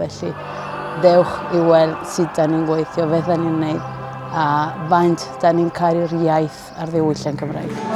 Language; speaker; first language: Welsh; non-native, local second language; Spanish